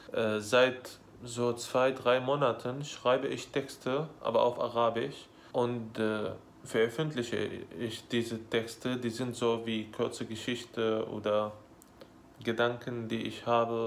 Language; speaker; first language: German; non-native, fluent; Arabic